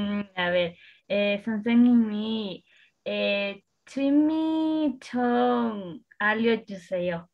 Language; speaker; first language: Korean; non-native, learner; Spanish